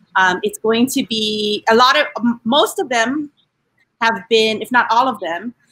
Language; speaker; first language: English; native; English